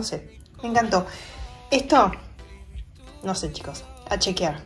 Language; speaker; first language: Spanish; native; Spanish